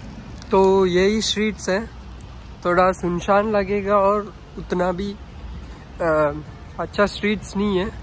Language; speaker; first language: Hindi; non-native, local second language; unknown